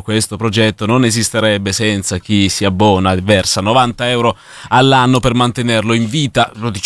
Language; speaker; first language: Italian; native; Italian